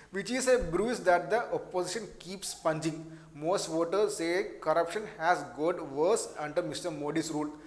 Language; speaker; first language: English; non-native, local second language; Malayalam